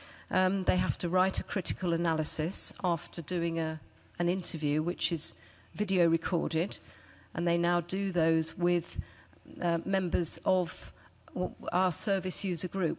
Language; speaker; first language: English; native; English